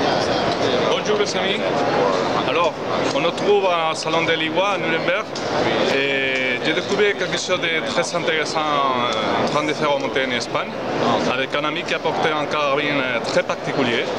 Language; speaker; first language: French; non-native, fluent; Spanish